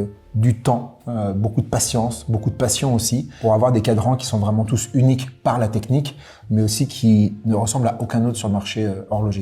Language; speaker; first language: French; native; French